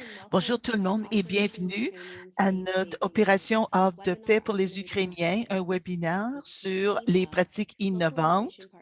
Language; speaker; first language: French; non-native, fluent; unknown